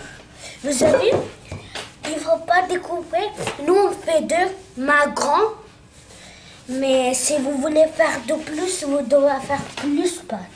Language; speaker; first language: French; non-native, learner; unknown